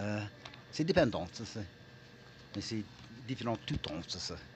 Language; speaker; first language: French; non-native, local second language; English